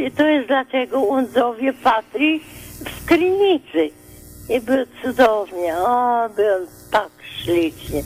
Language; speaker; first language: Polish; non-native, learner; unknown